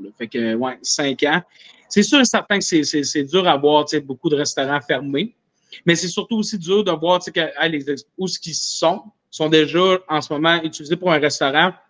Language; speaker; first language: French; native; French